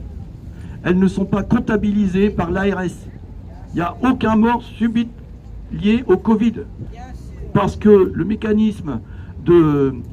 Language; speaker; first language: French; native; French